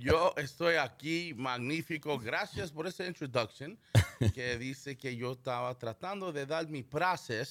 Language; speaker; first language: Spanish; early bilingual, heritage; Spanish